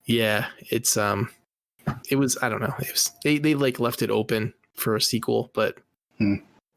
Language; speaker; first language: English; native; English